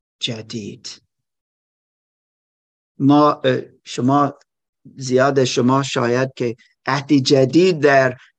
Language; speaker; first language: Persian; non-native, learner; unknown